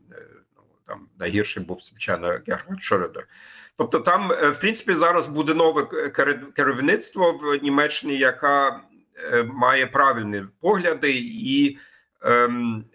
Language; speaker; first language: Ukrainian; non-native, fluent; German